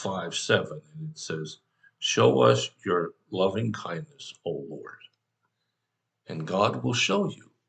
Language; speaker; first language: English; native; English